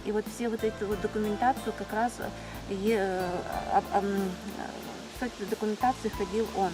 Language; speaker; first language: Russian; native; Russian